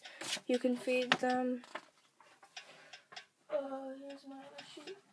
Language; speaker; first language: English; native; English